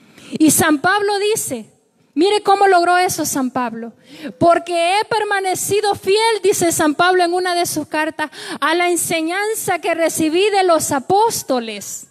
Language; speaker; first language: Spanish; native; Spanish